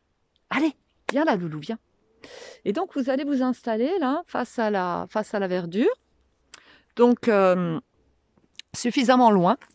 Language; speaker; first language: French; native; French